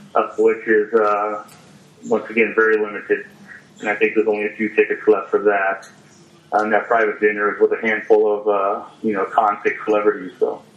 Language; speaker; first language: English; native; English